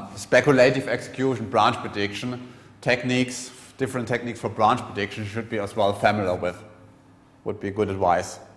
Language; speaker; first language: English; non-native, fluent; German